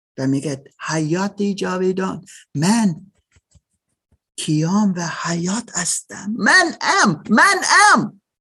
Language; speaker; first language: Persian; non-native, learner; German